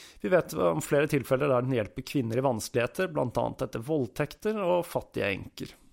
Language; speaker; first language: Norwegian; native; Norwegian